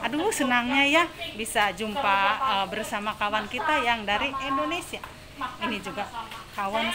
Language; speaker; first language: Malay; non-native, local second language; Sundanese